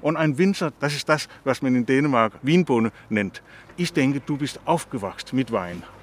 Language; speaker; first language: German; non-native, learner; Danish